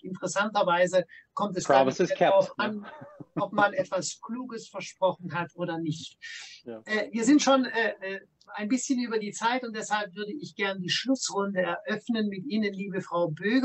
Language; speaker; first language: German; native; German